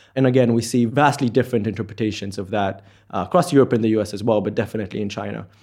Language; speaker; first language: English; non-native, fluent; Hebrew